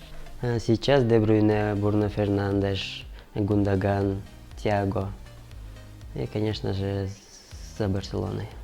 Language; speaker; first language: Russian; non-native, local second language; Kyrgyz